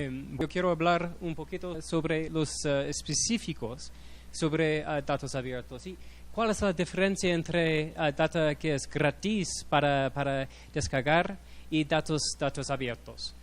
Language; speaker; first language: Spanish; non-native, learner; English